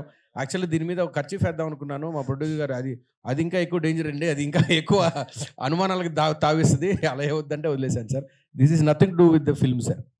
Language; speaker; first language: Telugu; native; Telugu